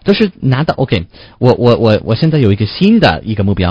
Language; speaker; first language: Chinese; non-native, learner; English